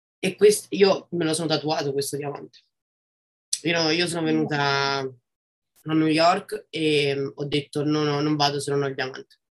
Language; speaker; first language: Italian; native; Italian